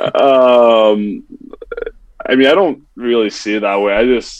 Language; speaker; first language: English; non-native, fluent; French